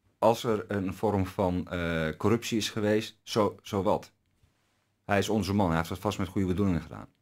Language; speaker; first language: Dutch; early bilingual, other home language; Turkish